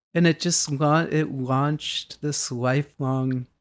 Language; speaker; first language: English; native; English